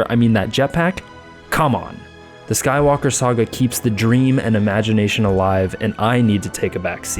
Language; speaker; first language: English; native; English